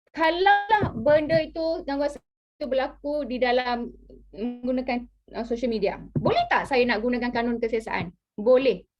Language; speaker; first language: Malay; native; Malay